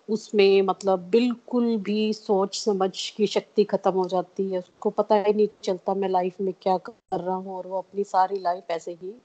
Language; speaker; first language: Hindi; non-native, local second language; Punjabi